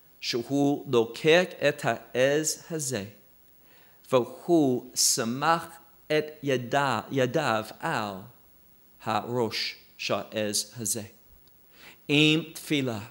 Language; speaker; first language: Hebrew; non-native, fluent; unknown